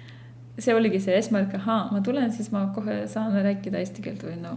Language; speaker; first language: Estonian; non-native, fluent; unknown